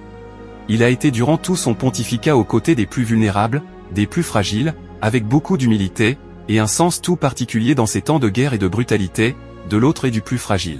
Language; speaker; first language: French; native; French